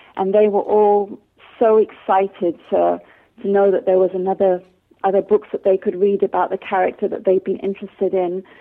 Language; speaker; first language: English; native; English